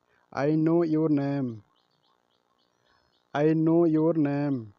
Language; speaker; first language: English; non-native, learner; Odia